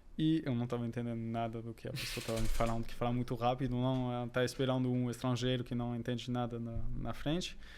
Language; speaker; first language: Portuguese; non-native, fluent; French